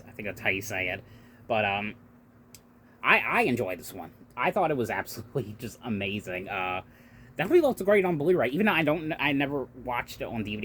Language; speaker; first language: English; native; English